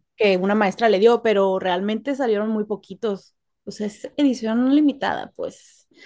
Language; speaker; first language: Spanish; native; Spanish